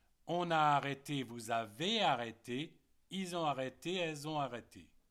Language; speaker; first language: French; native; French